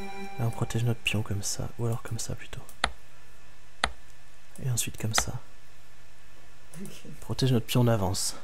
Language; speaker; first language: French; native; French